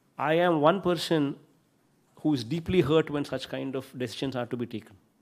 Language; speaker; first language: English; non-native, local second language; Telugu